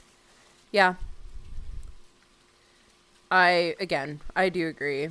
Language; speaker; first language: English; native; English